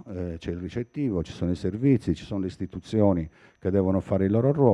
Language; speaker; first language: Italian; native; Italian